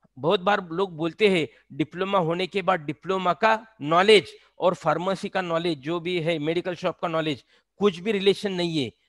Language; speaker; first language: Hindi; non-native, local second language; Marathi